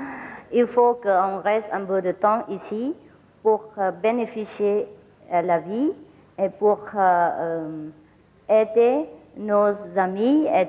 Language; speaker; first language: French; non-native, learner; Vietnamese